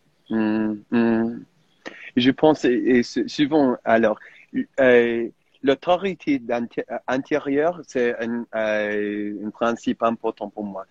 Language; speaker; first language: French; non-native, fluent; English